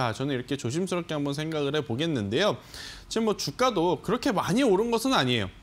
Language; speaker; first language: Korean; native; Korean